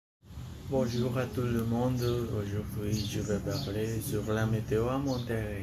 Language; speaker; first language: French; non-native, learner; Spanish